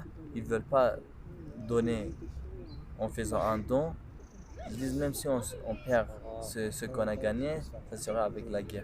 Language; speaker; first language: French; non-native, local second language; Kurdish